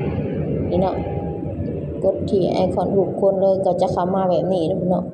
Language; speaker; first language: Thai; non-native, local second language; Lao